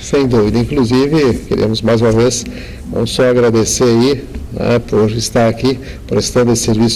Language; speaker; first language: Portuguese; native; Portuguese